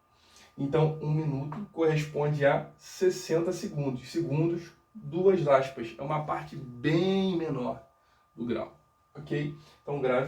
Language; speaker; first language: Portuguese; native; Portuguese